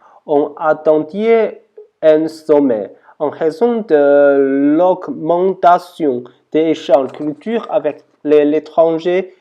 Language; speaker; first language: French; non-native, learner; Chinese